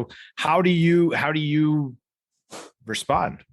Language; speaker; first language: English; native; English